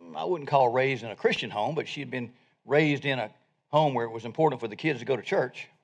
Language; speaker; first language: English; native; English